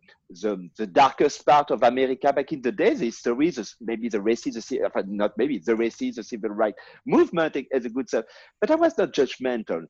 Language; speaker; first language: English; non-native, fluent; French